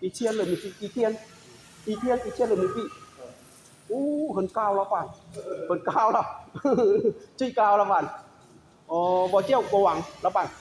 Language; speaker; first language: Chinese; non-native, learner; Lao